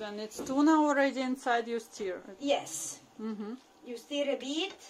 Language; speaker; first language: English; non-native, learner; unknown